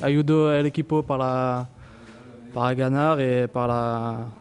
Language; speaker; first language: Spanish; non-native, learner; French